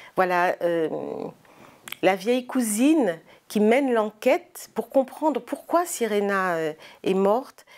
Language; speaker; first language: French; native; French